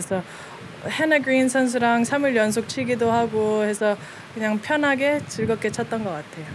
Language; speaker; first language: Korean; early bilingual, heritage; Korean